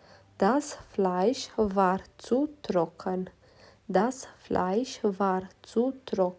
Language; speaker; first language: German; non-native, fluent; Romanian